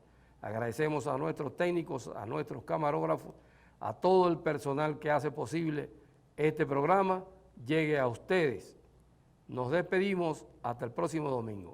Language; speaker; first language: Spanish; native; Spanish